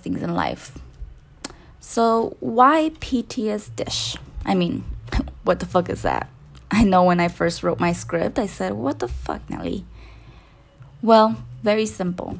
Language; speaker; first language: English; early bilingual, other home language; Spanish